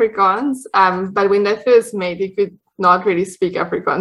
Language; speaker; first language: English; non-native, local second language; Afrikaans